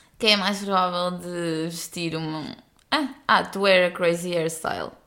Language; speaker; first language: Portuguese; native; Portuguese